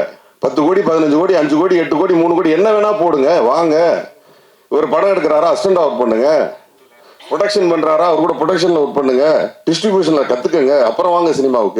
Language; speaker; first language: Tamil; native; Tamil